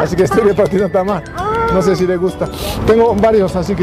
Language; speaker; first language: Spanish; non-native, learner; Japanese